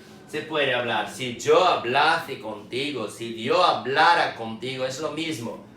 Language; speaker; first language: Spanish; non-native, fluent; Portuguese